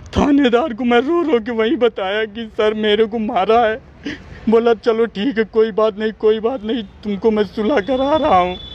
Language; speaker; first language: Hindi; native; Hindi